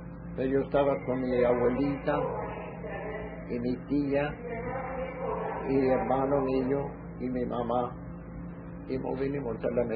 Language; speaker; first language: Spanish; early bilingual, heritage; Ladino